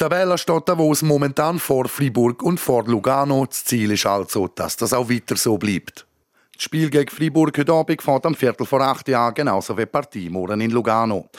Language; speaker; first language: German; native; German